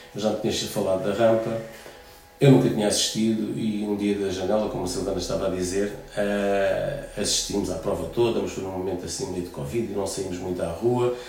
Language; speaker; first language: Portuguese; native; Portuguese